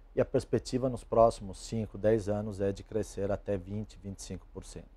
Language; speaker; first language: Portuguese; non-native, fluent; Italian